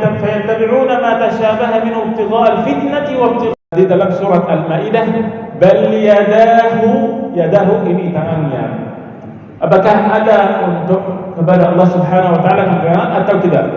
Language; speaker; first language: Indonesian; non-native, learner; Arabic